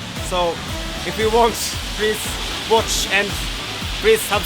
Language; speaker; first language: English; non-native, learner; Japanese